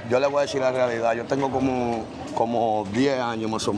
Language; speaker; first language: Spanish; native; Spanish